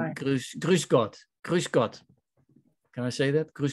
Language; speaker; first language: German; non-native, learner; Dutch